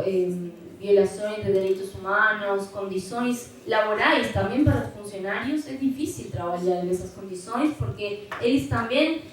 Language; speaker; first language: Portuguese; non-native, fluent; Spanish